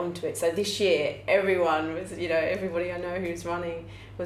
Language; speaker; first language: English; native; English